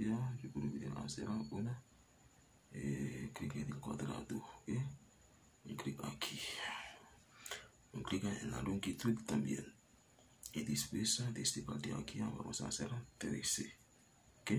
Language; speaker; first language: Spanish; non-native, learner; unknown